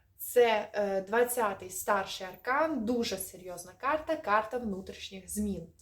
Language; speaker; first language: Ukrainian; non-native, local second language; Russian